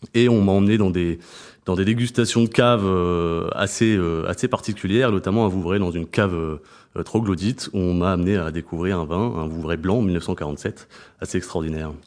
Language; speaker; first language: French; native; French